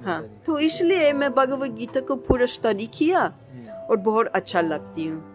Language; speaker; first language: Hindi; non-native, fluent; English